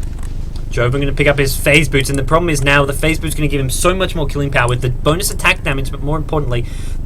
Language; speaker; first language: English; native; English